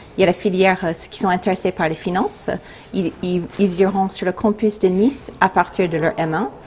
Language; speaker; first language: French; non-native, fluent; English